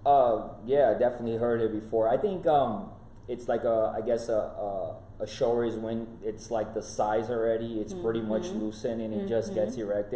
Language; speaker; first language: English; non-native, fluent; Portuguese